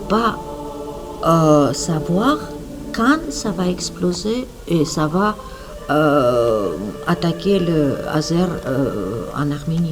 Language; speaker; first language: French; non-native, learner; Armenian